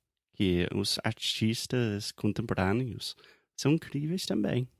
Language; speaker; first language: Portuguese; non-native, fluent; English